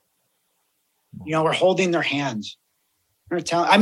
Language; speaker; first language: English; native; English